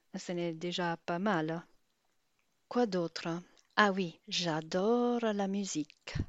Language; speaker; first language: French; non-native, fluent; Italian